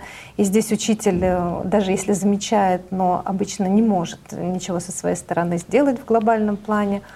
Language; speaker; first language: Russian; native; Russian